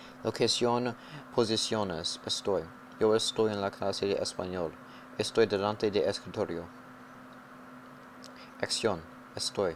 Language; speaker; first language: Spanish; non-native, learner; English